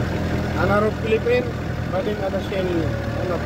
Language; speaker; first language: Arabic; non-native, learner; Filipino